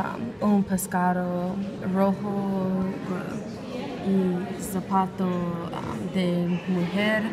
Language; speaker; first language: Spanish; non-native, learner; English